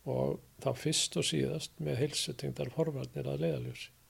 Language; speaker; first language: Icelandic; native; Icelandic